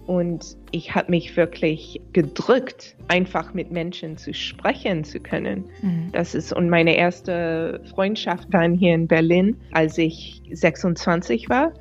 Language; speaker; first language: German; non-native, fluent; English